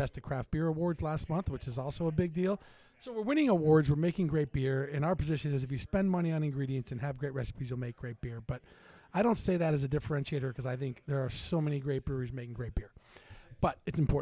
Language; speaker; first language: English; native; English